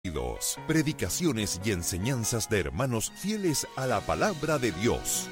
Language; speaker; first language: Spanish; native; Spanish